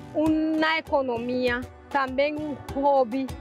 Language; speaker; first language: Spanish; non-native, local second language; English